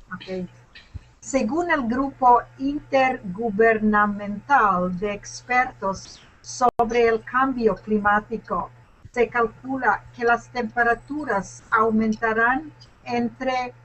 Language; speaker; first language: Spanish; non-native, learner; English